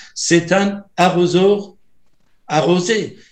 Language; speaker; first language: French; non-native, fluent; Persian